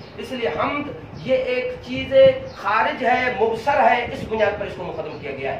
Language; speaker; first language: Urdu; non-native, local second language; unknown